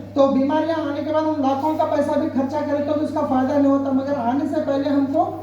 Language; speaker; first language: Hindi; non-native, local second language; Telugu